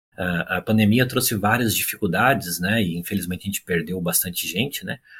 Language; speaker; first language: Portuguese; native; Portuguese